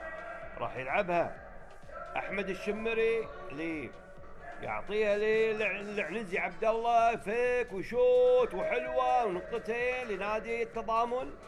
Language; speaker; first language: Arabic; native; Arabic